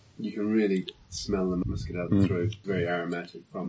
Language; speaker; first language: English; native; English